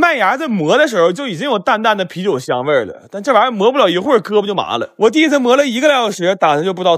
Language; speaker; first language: Chinese; native; Chinese